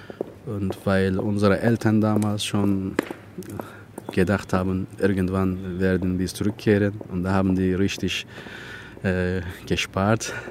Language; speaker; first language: German; non-native, fluent; Turkish